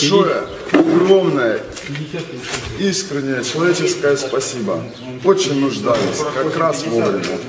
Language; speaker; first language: Russian; native; Russian